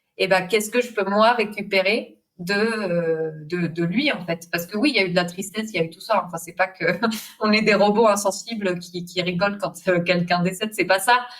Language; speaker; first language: French; non-native, fluent; Spanish